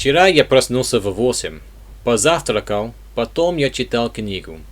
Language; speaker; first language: Russian; non-native, learner; English